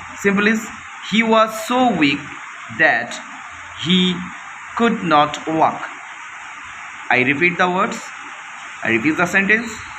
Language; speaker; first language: English; non-native, local second language; Bangla